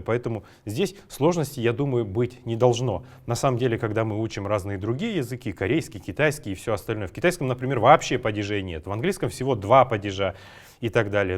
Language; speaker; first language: Russian; native; Russian